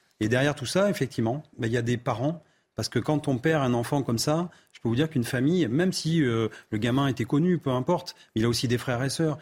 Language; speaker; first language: French; native; French